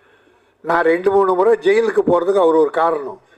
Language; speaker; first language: Tamil; native; Tamil